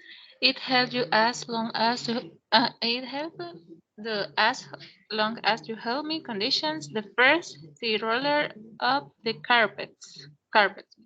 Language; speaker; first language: English; non-native, learner; Spanish